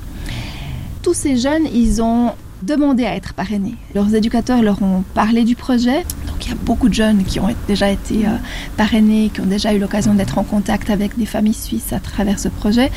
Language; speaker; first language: French; native; French